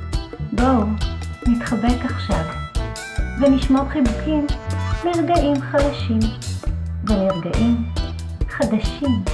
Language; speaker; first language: Hebrew; native; Hebrew